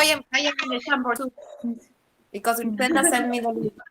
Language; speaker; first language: English; non-native, learner; Spanish